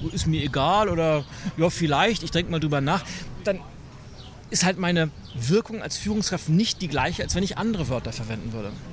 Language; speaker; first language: German; native; German